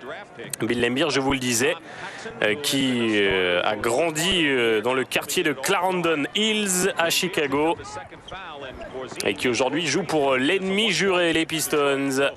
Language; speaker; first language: French; native; French